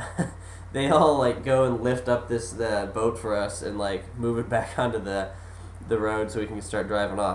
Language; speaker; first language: English; native; English